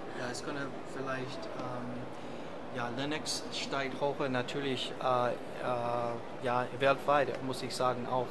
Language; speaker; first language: German; non-native, learner; English